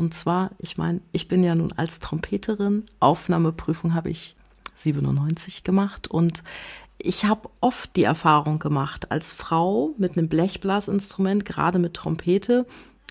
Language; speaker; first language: German; native; German